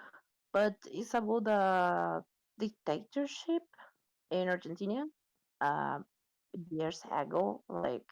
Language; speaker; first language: English; non-native, learner; Spanish